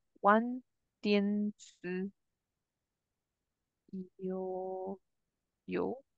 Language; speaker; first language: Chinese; non-native, learner; English